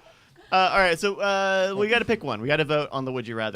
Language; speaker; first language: English; native; English